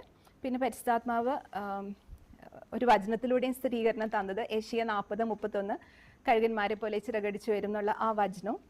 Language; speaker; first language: Malayalam; native; Malayalam